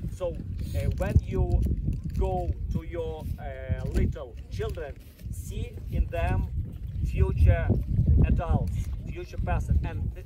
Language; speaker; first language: English; non-native, fluent; Ukrainian